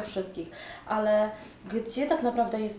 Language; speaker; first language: Polish; native; Polish